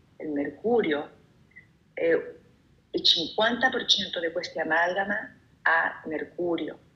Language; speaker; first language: Italian; non-native, fluent; Spanish